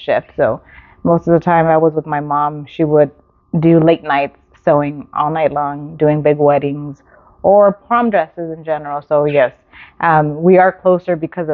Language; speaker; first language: English; native; English